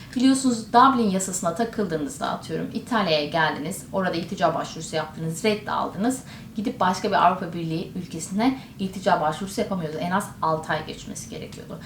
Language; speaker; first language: Turkish; native; Turkish